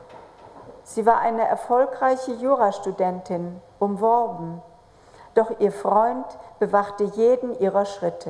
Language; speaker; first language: German; native; German